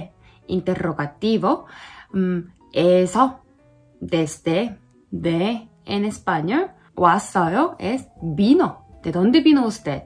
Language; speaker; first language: Spanish; non-native, learner; Korean